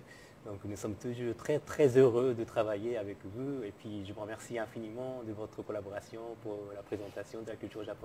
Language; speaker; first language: French; non-native, fluent; Japanese